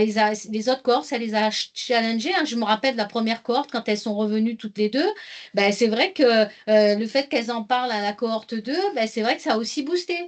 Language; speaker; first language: French; native; French